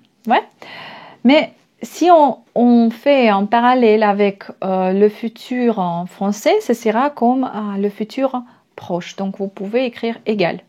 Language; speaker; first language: French; non-native, fluent; Russian